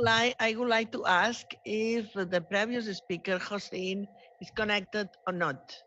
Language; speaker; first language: English; non-native, learner; Spanish